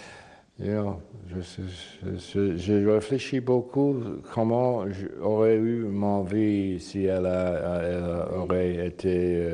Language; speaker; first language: French; non-native, fluent; English